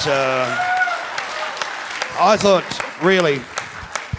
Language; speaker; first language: English; native; English